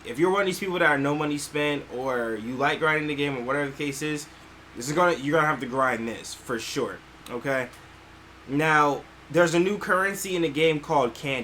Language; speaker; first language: English; native; English